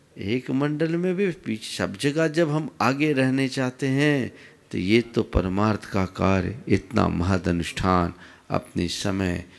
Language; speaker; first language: Hindi; native; Hindi